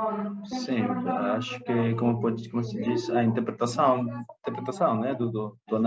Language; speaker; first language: Portuguese; non-native, fluent; Spanish